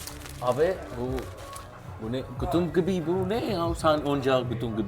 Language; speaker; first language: Turkish; non-native, learner; Arabic